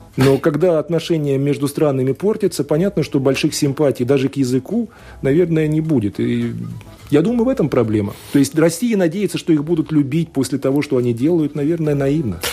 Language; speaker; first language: Russian; native; Russian